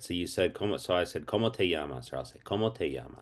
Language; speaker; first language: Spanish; non-native, fluent; English